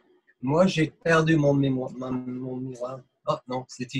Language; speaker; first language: French; non-native, fluent; English